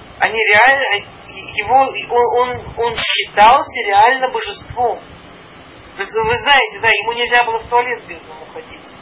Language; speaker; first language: Russian; early bilingual, heritage; Russian